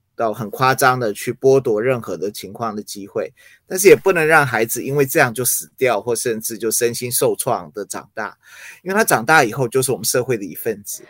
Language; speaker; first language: Chinese; early bilingual, other home language; English